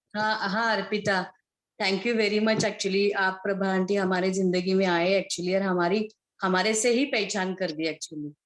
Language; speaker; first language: Hindi; non-native, local second language; Marathi